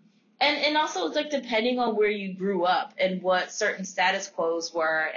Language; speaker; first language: English; native; English